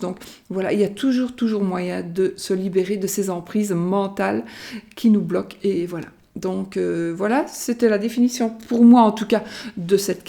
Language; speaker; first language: French; native; French